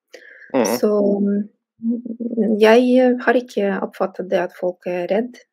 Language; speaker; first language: Norwegian; non-native, fluent; Russian